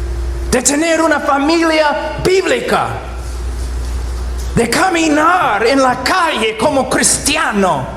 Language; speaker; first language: Spanish; non-native, fluent; English